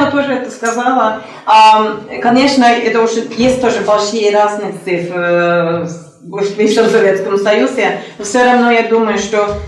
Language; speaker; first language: Russian; non-native, learner; Norwegian